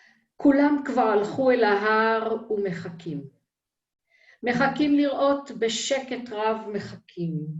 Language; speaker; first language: Hebrew; native; Hebrew